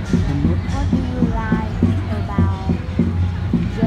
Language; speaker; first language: English; non-native, learner; Vietnamese